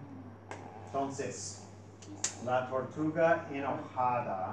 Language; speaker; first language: Spanish; non-native, fluent; English